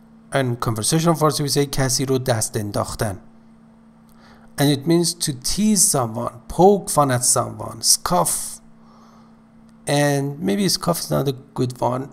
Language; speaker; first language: English; non-native, fluent; Persian